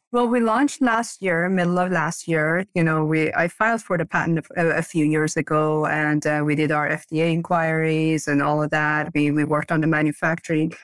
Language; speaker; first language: English; early bilingual, other home language; Persian